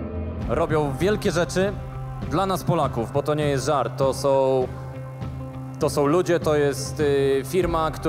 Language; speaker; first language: Polish; native; Polish